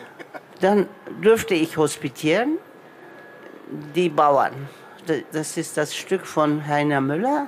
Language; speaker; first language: German; non-native, local second language; Turkish